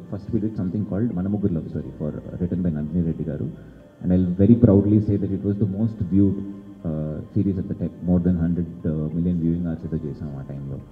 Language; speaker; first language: Telugu; native; Telugu